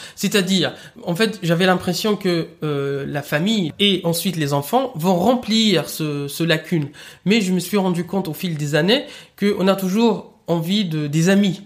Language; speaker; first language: French; non-native, fluent; Arabic